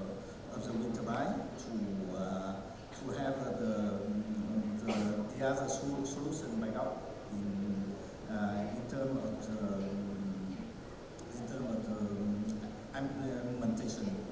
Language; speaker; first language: English; non-native, learner; Vietnamese